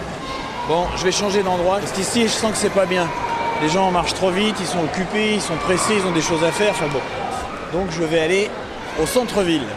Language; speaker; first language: French; native; French